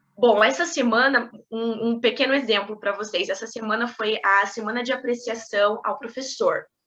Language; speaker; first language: Portuguese; native; Portuguese